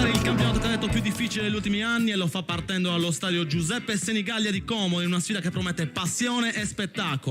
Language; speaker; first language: Italian; native; Italian